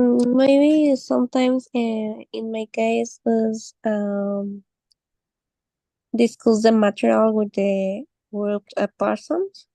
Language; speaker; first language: English; non-native, learner; Spanish